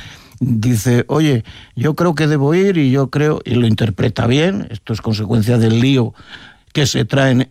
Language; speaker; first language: Spanish; native; Spanish